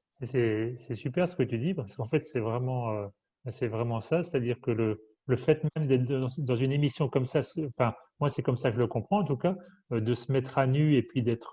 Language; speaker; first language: French; native; French